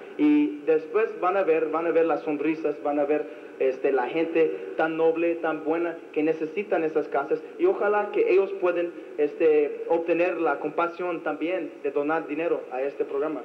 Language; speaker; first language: Spanish; non-native, fluent; English